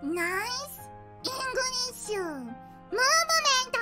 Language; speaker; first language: English; non-native, learner; Japanese